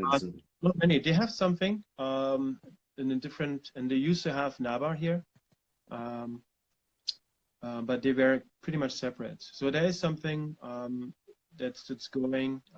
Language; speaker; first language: English; non-native, fluent; German